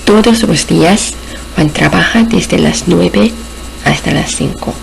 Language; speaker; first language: Spanish; non-native, fluent; Korean